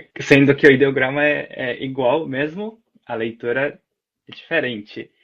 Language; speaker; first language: Portuguese; non-native, fluent; Japanese